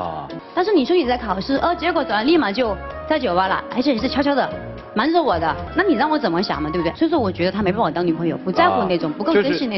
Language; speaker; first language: Chinese; native; Chinese